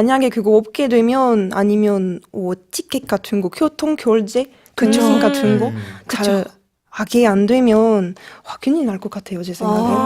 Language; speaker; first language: Korean; non-native, fluent; French